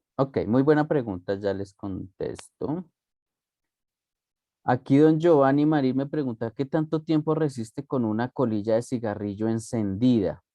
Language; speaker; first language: Spanish; native; Spanish